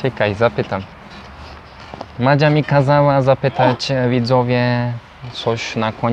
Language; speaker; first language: Polish; non-native, fluent; Turkish